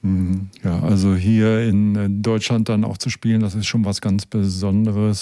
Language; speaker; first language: German; native; German